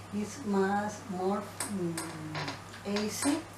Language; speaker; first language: English; non-native, learner; Spanish